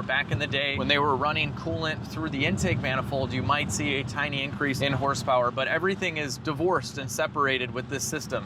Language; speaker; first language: English; native; English